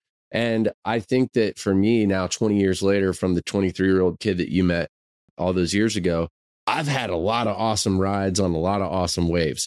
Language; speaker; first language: English; native; English